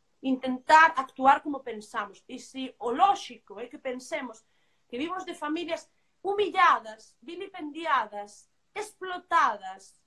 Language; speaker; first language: Galician; non-native, local second language; Spanish